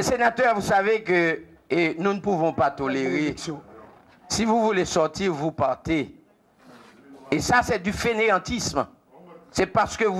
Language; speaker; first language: French; non-native, local second language; Haitian Creole